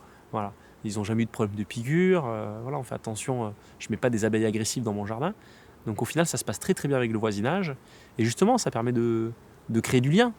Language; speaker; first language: French; native; French